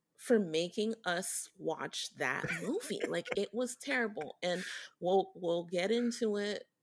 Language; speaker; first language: English; early bilingual, other home language; Haitian Creole